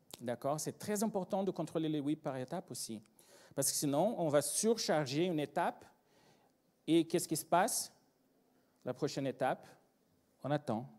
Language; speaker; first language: French; non-native, fluent; Portuguese